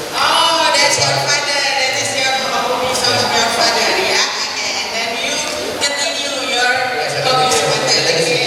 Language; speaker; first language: English; non-native, fluent; Indonesian